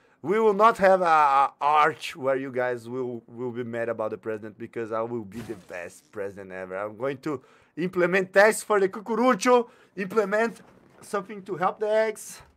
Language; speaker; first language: English; non-native, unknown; Portuguese